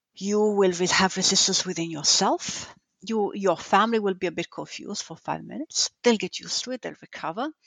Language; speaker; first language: English; non-native, fluent; Italian